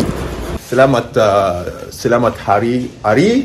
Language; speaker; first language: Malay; non-native, learner; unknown